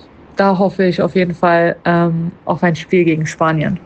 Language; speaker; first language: German; early bilingual, other home language; Turkish